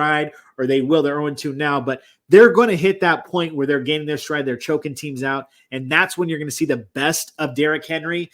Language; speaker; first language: English; native; English